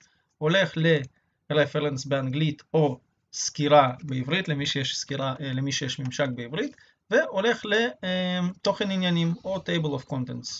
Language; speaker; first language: Hebrew; native; Hebrew